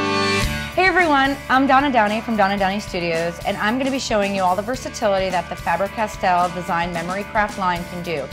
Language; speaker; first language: English; native; English